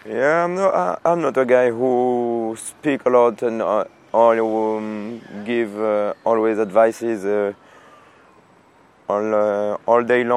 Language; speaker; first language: English; non-native, fluent; French